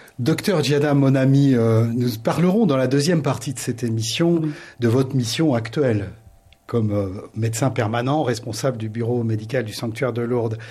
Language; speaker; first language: French; native; French